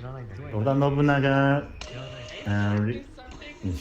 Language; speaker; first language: Japanese; native; Japanese